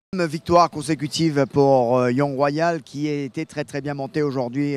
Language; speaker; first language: French; non-native, local second language; Morisyen